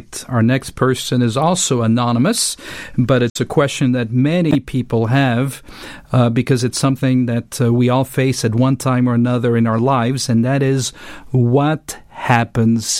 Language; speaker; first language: English; non-native, fluent; French